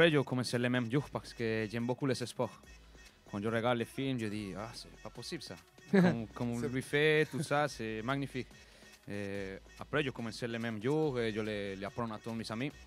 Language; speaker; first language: French; non-native, learner; Spanish